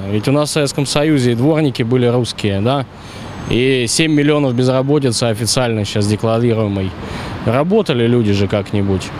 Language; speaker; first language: Russian; native; Russian